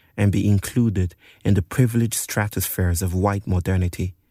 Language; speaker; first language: English; non-native, local second language; Yoruba